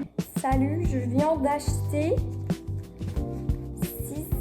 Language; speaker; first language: French; non-native, fluent; English